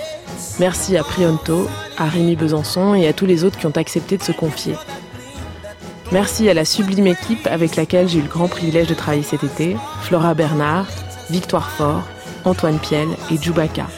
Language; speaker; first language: French; native; French